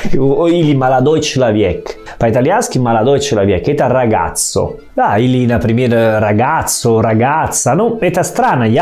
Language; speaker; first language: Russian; non-native, fluent; Italian